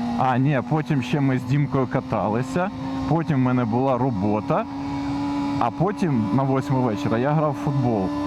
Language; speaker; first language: Ukrainian; non-native, local second language; Russian